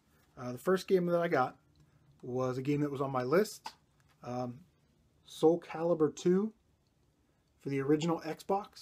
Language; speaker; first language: English; native; English